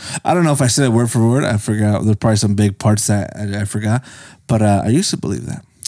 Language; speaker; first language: English; native; English